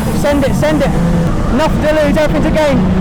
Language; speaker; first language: English; native; English